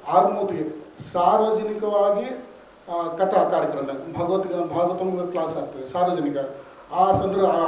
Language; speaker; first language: Kannada; native; Kannada